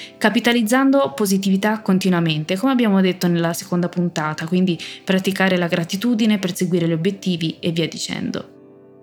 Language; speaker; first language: Italian; native; Italian